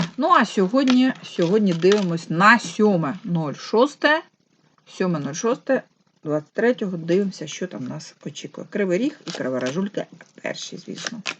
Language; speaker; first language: Ukrainian; non-native, local second language; Russian